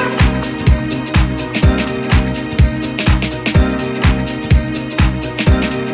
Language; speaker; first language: English; native; English